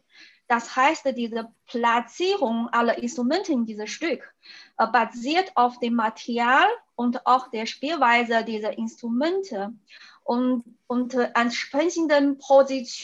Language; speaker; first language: German; non-native, fluent; Chinese